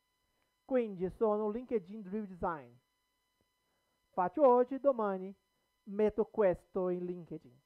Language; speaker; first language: Italian; non-native, learner; Portuguese